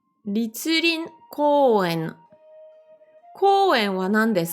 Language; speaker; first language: Japanese; non-native, fluent; French